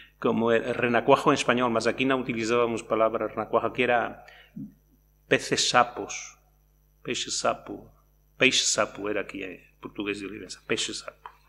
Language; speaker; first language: Portuguese; native; Portuguese